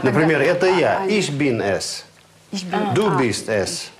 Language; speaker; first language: German; non-native, fluent; Russian